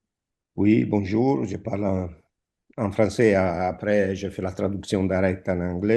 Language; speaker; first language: French; non-native, fluent; Italian